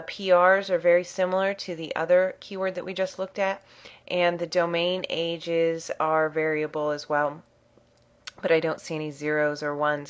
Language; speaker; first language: English; native; English